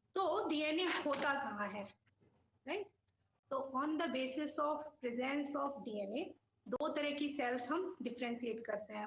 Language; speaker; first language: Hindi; native; Hindi